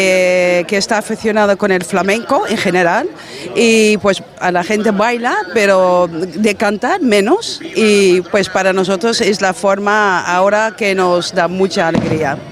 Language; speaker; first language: Spanish; non-native, fluent; Dutch